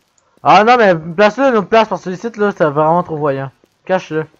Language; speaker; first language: French; native; French